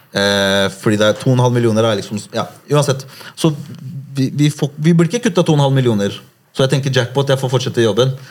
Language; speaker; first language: Norwegian; early bilingual, other home language; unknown